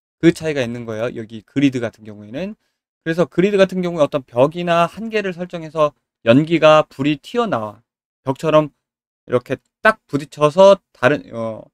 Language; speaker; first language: Korean; native; Korean